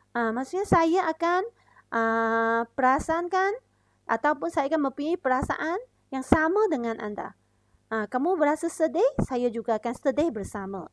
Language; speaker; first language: Malay; non-native, local second language; Chinese